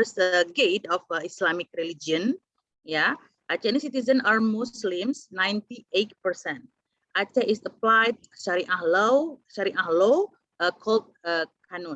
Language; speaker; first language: English; non-native, fluent; Indonesian